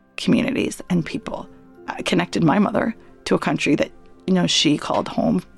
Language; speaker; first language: English; native; English